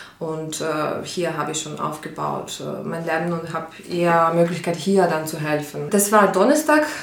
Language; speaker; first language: German; non-native, fluent; Ukrainian